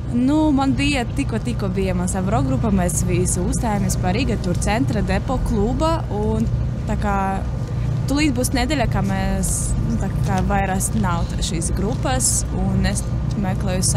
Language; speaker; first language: Latvian; non-native, local second language; Russian